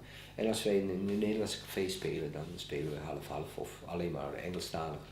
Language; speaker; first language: Dutch; non-native, fluent; Bosnian